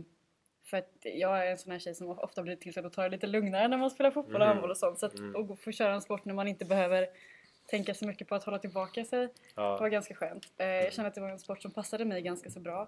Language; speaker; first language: Swedish; native; Swedish